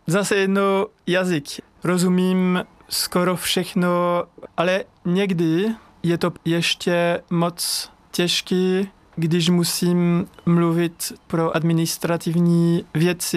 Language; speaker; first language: Czech; non-native, learner; French